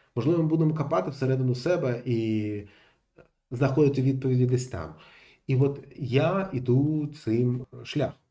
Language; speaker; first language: Ukrainian; non-native, local second language; Russian